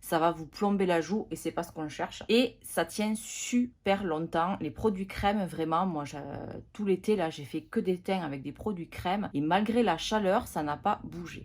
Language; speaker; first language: French; native; French